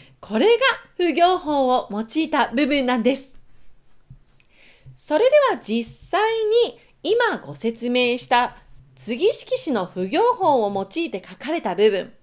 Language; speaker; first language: Japanese; native; Japanese